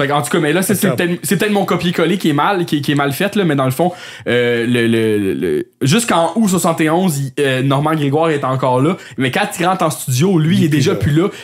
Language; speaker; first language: French; native; French